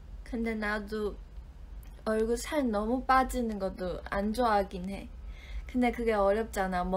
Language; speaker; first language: Korean; non-native, fluent; Chinese